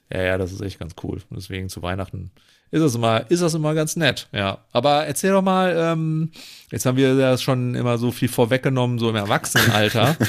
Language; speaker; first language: German; early bilingual, other home language; Turkish